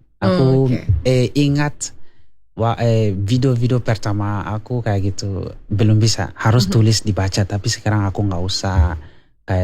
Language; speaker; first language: Indonesian; non-native, learner; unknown